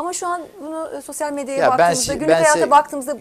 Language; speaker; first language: Turkish; native; Turkish